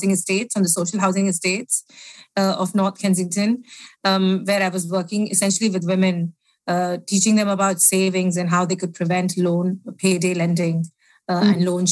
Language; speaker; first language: English; non-native, local second language; Hindi